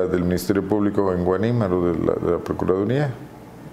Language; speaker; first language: Spanish; native; Spanish